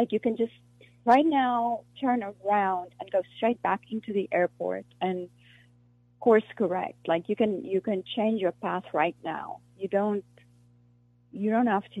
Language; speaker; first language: English; non-native, local second language; Afrikaans